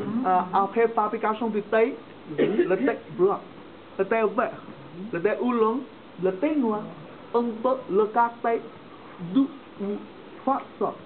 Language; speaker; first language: French; non-native, learner; Chinese